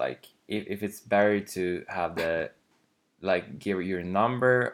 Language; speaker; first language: English; non-native, fluent; Swedish